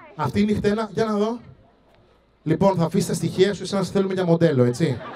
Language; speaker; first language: Greek; early bilingual, other home language; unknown